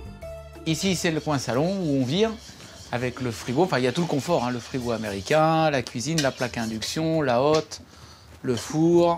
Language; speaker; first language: French; native; French